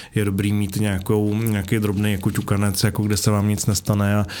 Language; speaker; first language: Czech; native; Czech